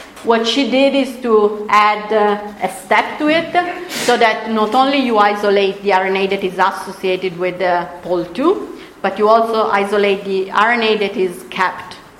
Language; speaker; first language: English; non-native, fluent; Italian